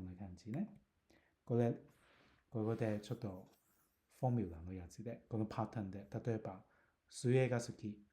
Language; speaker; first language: Japanese; non-native, fluent; Cantonese